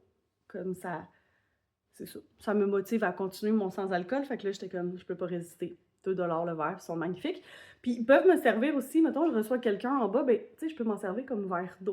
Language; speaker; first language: French; native; French